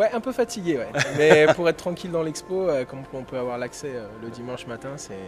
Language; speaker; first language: French; native; French